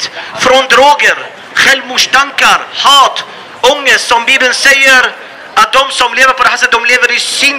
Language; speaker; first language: Swedish; non-native, fluent; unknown